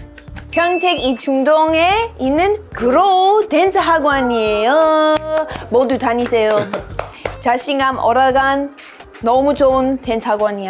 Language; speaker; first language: Korean; non-native, learner; English